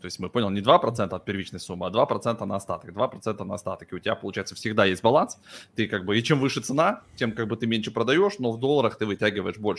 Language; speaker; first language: Russian; native; Russian